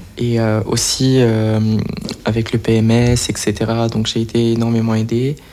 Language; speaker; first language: French; early bilingual, other home language; Portuguese